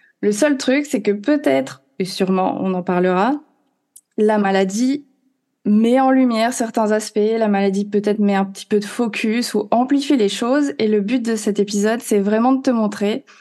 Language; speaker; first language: French; native; French